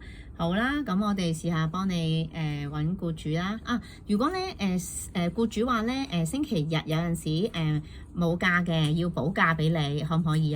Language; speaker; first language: Cantonese; native; Cantonese